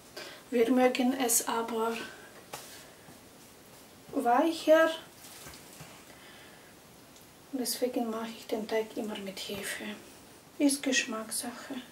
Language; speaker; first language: German; non-native, fluent; Russian